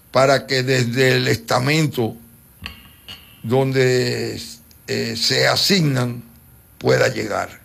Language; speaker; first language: Spanish; native; Spanish